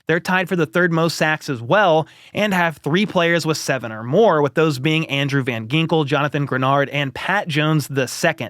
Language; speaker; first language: English; native; English